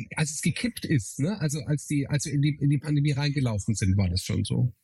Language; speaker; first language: German; native; German